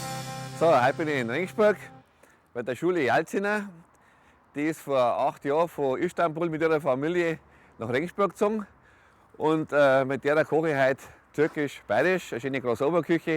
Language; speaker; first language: German; native; German